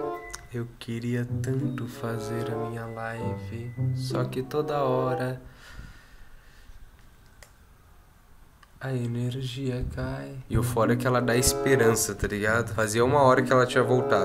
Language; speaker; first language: Portuguese; native; Portuguese